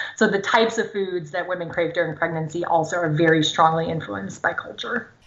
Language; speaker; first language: English; non-native, fluent; German